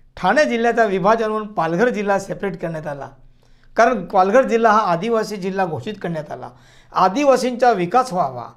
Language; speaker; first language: Marathi; native; Marathi